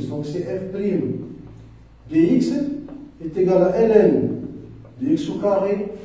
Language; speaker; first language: French; non-native, local second language; Arabic